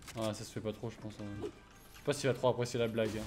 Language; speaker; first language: French; native; French